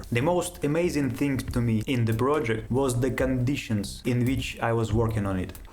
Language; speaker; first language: English; non-native, fluent; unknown